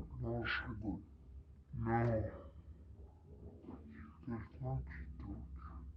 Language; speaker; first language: French; native; French